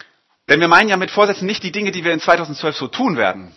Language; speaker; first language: German; native; German